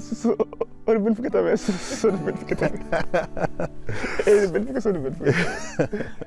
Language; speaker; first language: Portuguese; non-native, learner; Wolof